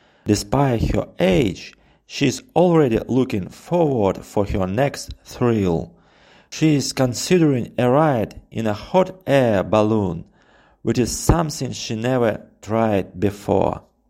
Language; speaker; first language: English; non-native, fluent; Russian